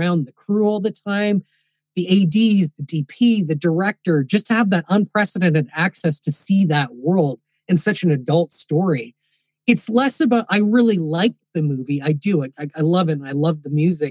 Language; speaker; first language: English; native; English